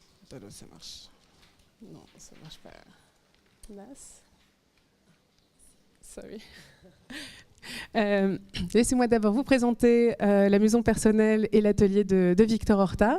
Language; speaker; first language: French; native; French